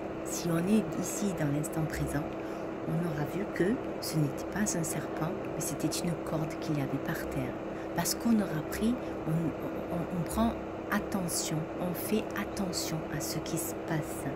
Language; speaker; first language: French; native; French